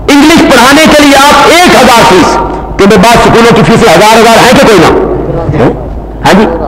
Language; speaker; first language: Urdu; non-native, local second language; Punjabi